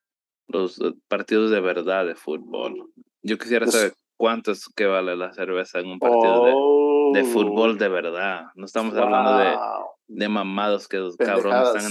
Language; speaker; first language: Spanish; early bilingual, heritage; Spanish